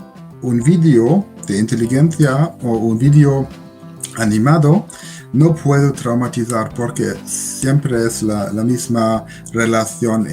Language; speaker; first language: Spanish; non-native, learner; German